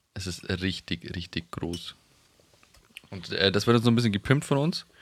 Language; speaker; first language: German; native; German